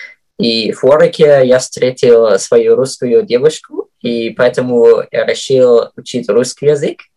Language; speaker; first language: Russian; non-native, fluent; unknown